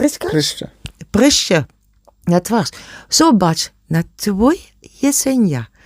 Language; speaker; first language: Polish; non-native, learner; German